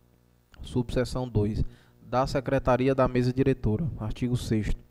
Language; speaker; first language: Portuguese; native; Portuguese